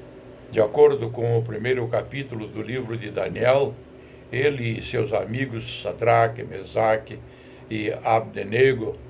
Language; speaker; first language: Portuguese; native; Portuguese